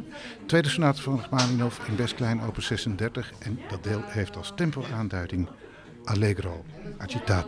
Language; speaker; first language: Dutch; native; Dutch